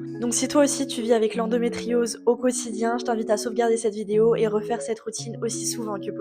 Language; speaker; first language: French; native; French